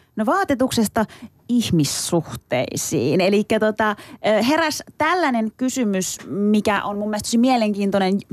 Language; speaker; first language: Finnish; early bilingual, other home language; Turkish